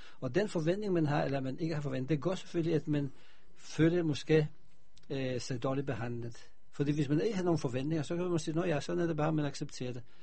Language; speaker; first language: Danish; non-native, fluent; Polish